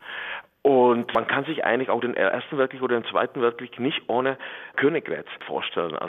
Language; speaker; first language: German; non-native, fluent; Czech